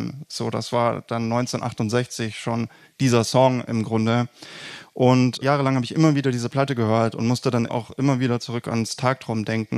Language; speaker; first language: German; native; German